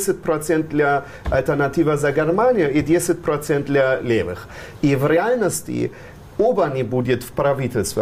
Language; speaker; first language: Russian; non-native, fluent; German